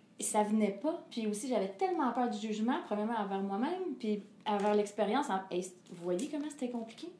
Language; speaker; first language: French; native; French